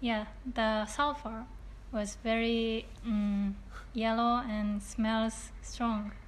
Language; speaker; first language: English; non-native, learner; Japanese